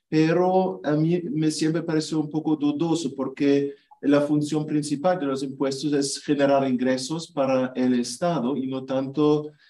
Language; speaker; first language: Spanish; non-native, fluent; German